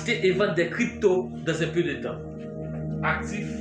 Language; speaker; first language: French; non-native, learner; Haitian Creole